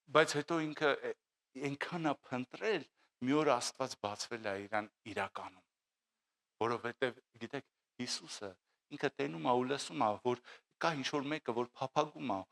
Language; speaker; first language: Armenian; native; Armenian